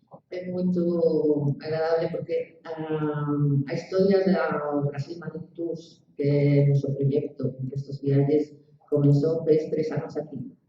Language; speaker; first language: Portuguese; non-native, learner; Spanish